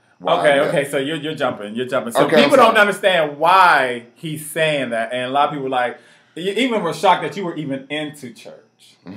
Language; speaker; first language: English; native; English